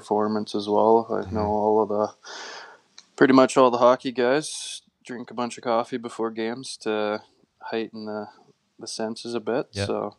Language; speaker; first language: English; native; English